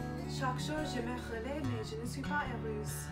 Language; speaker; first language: French; non-native, learner; English